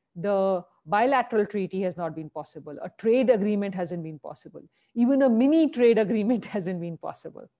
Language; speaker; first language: English; non-native, local second language; Hindi